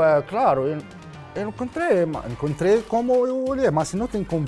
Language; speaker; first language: Portuguese; non-native, learner; Arabic